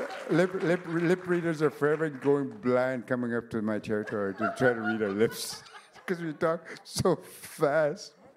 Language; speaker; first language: English; non-native, local second language; Cree